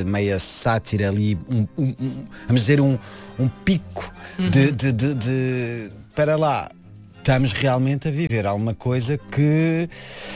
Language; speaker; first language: Portuguese; non-native, fluent; French